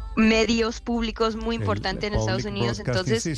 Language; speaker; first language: Spanish; early bilingual, heritage; Spanish